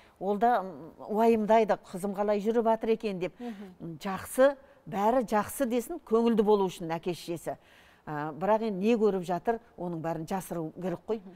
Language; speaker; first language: Kazakh; native; Kazakh